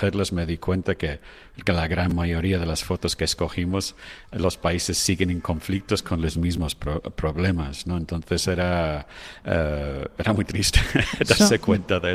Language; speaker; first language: Spanish; non-native, fluent; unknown